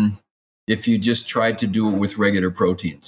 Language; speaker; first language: English; native; English